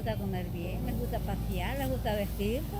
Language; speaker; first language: Spanish; native; Spanish